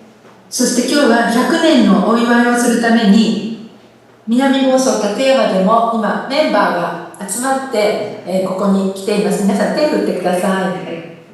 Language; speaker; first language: Japanese; native; Japanese